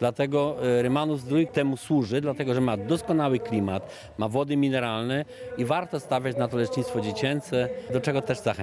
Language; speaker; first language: Polish; native; Polish